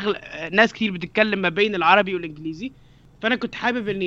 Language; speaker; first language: Arabic; native; Arabic